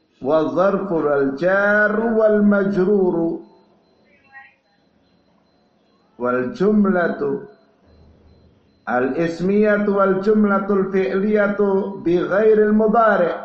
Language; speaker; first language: Arabic; non-native, fluent; Indonesian